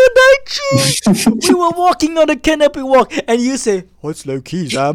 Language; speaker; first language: English; non-native, local second language; Malay